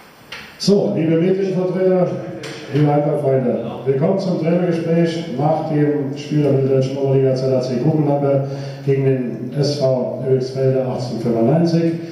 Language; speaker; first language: German; native; German